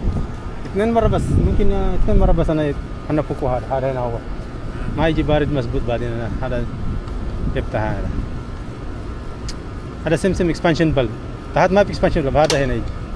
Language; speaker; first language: Arabic; non-native, learner; Filipino